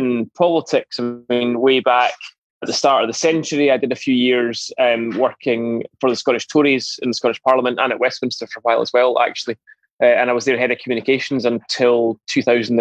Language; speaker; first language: English; native; English